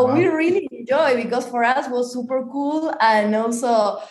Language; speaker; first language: English; non-native, fluent; Spanish